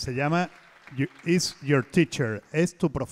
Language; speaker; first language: Spanish; native; Spanish